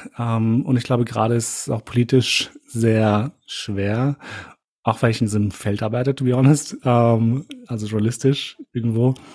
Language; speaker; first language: German; early bilingual, other home language; Albanian